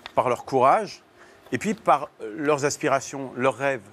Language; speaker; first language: French; native; French